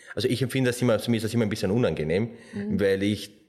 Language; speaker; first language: German; non-native, fluent; Slovenian